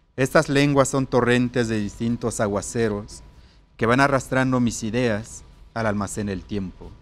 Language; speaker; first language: Spanish; non-native, local second language; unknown